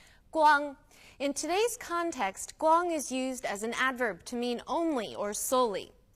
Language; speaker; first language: English; native; English